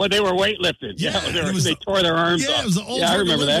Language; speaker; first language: English; native; English